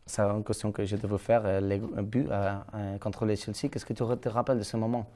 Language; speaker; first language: French; non-native, learner; Catalan